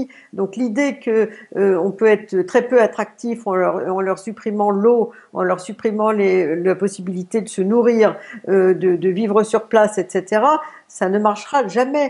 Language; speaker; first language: French; native; French